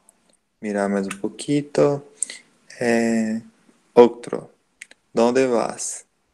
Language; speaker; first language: Spanish; non-native, learner; Portuguese